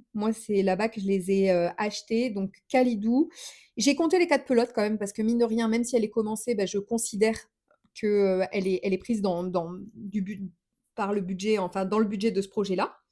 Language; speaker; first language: French; native; French